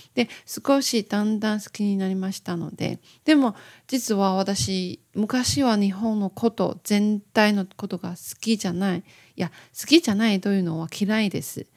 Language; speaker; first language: Japanese; non-native, fluent; Chinese